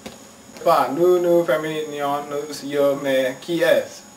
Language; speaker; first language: French; non-native, learner; English